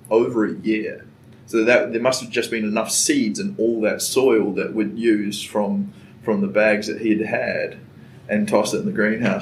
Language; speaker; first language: English; native; English